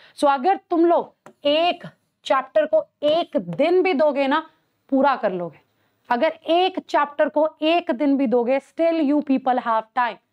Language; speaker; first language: Hindi; native; Hindi